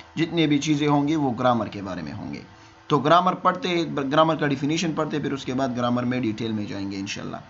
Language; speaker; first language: Urdu; non-native, local second language; Pashto